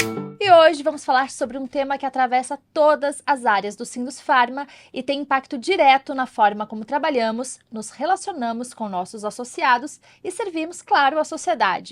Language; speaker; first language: Portuguese; native; Portuguese